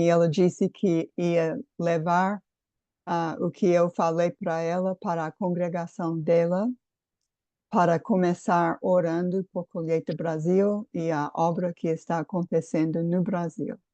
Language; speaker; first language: Portuguese; non-native, fluent; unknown